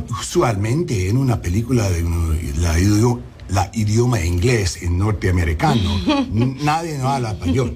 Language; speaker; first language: Spanish; non-native, learner; English